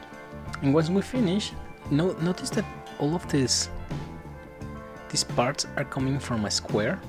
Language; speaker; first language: English; non-native, fluent; Spanish